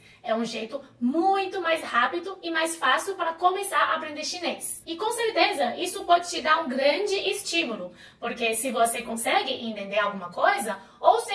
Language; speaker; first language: Portuguese; non-native, fluent; Chinese